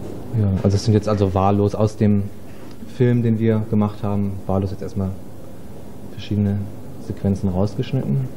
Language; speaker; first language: German; native; German